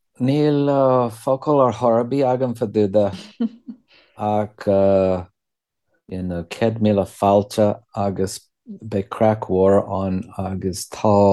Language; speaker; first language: Irish; non-native, learner; English